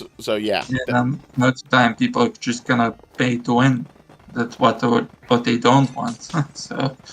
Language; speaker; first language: English; non-native, fluent; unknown